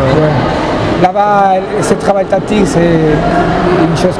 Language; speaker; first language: French; non-native, fluent; Spanish